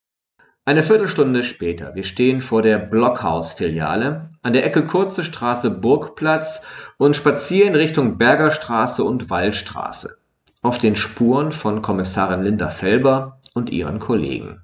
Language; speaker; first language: German; native; German